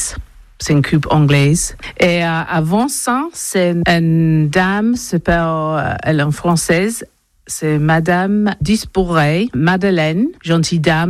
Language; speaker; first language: French; non-native, learner; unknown